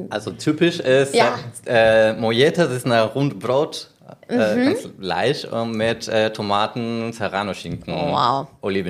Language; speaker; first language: German; non-native, learner; Spanish